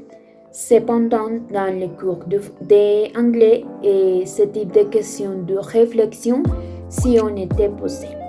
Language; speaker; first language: French; non-native, fluent; Spanish